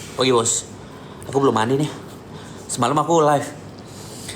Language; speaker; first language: Indonesian; native; Indonesian